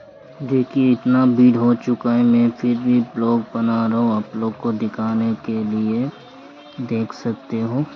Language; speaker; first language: Hindi; non-native, local second language; Bangla